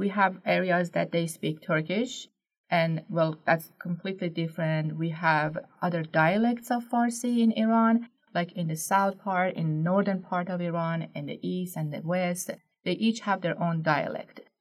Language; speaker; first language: English; non-native, fluent; Persian